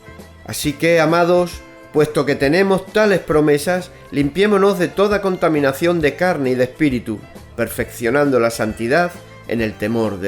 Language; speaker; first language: Spanish; native; Spanish